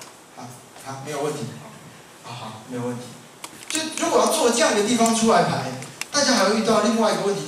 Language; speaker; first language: Chinese; native; Chinese